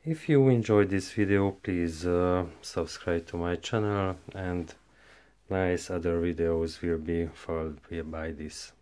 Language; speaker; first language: English; non-native, learner; Hungarian